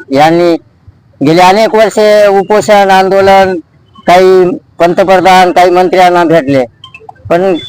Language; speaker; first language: Marathi; non-native, local second language; Lambadi